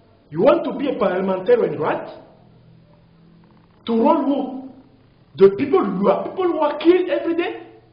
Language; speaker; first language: English; non-native, local second language; French